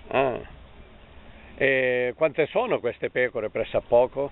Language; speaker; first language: Italian; native; Italian